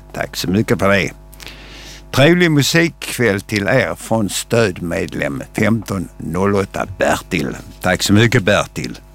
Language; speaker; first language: Swedish; native; Swedish